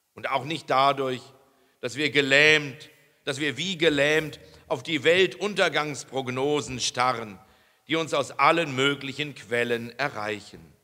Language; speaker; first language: German; native; German